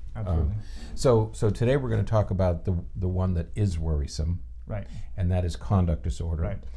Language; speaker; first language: English; native; English